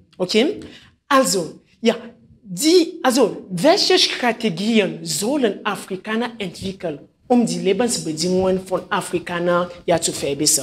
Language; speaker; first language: German; non-native, fluent; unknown